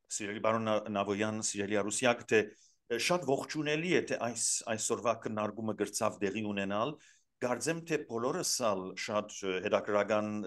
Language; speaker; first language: Armenian; early bilingual, heritage; Armenian